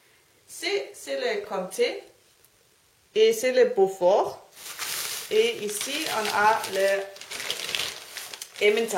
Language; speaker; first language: French; non-native, learner; Danish